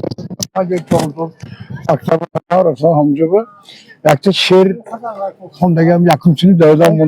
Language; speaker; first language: Persian; early bilingual, heritage; Tajik